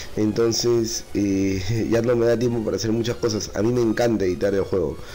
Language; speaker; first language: Spanish; native; Spanish